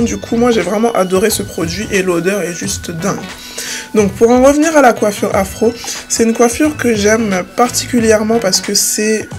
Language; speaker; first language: French; native; French